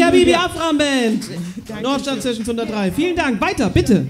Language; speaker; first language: German; native; German